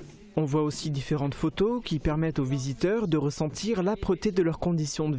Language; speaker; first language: French; native; French